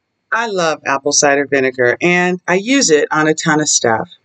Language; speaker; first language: English; native; English